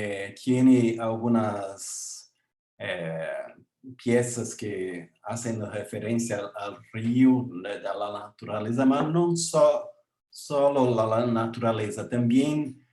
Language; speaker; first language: Spanish; non-native, learner; Portuguese